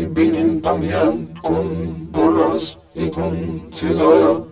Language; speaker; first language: Spanish; non-native, learner; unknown